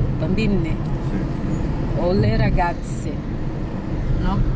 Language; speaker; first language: Italian; non-native, learner; Portuguese